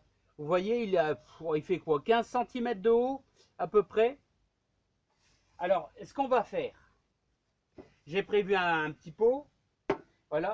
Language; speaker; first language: French; native; French